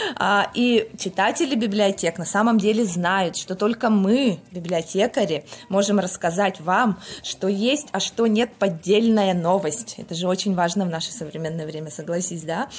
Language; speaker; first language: Russian; non-native, local second language; Yakut